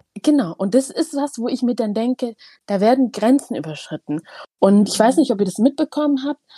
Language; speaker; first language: German; early bilingual, other home language; Tigrinya